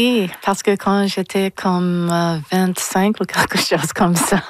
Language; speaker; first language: French; non-native, local second language; English